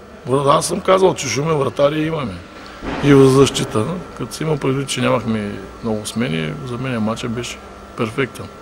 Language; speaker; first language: Bulgarian; native; Bulgarian